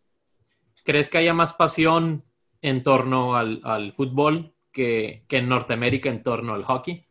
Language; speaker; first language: Spanish; native; Spanish